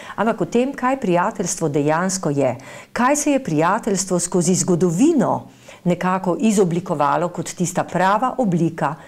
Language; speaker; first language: Slovenian; native; Slovenian